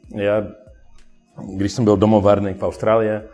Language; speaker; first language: Czech; non-native, learner; English